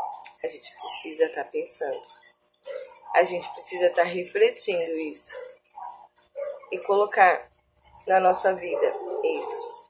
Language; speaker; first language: Portuguese; native; Portuguese